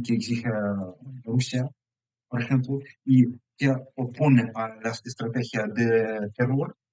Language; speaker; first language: Spanish; non-native, fluent; Ukrainian